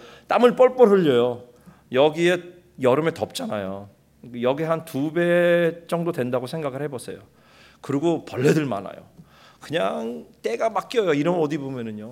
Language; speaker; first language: Korean; early bilingual, heritage; Korean